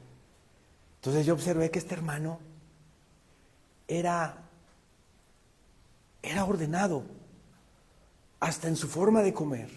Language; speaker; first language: Spanish; native; Spanish